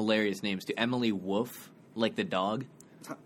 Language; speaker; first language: English; native; English